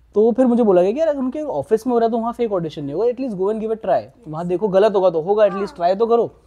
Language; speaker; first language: Hindi; native; Hindi